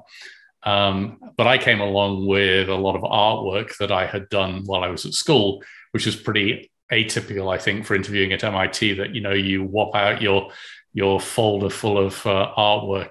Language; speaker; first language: English; native; English